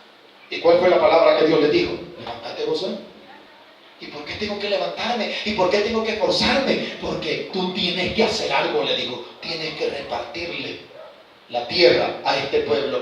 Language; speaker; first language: Spanish; native; Spanish